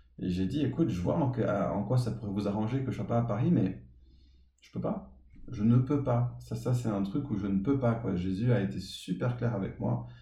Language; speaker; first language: French; early bilingual, other home language; English